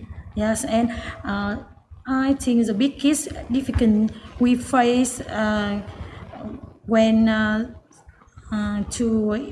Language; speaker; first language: English; non-native, learner; Vietnamese